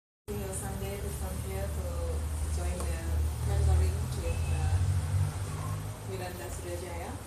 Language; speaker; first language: English; non-native, learner; Indonesian